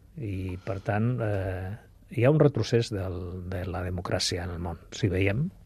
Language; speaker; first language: Catalan; non-native, local second language; Spanish